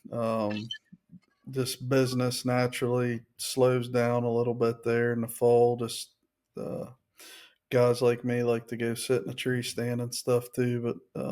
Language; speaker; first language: English; native; English